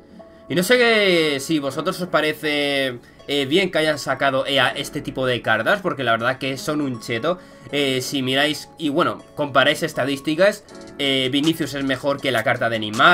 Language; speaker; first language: Spanish; native; Spanish